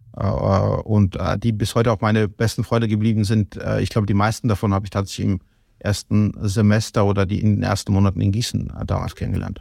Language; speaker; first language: German; non-native, fluent; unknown